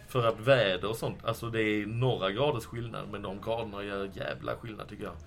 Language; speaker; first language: Swedish; native; Swedish